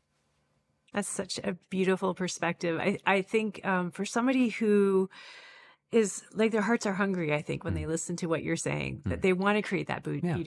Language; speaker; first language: English; native; English